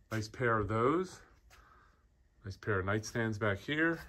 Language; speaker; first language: English; native; English